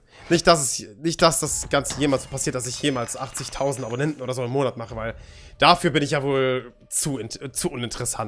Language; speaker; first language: German; native; German